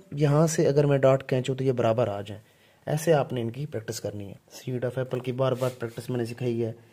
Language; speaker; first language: Hindi; non-native, local second language; Punjabi